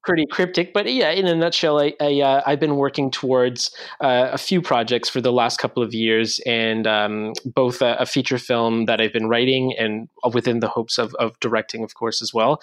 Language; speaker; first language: English; non-native, fluent; French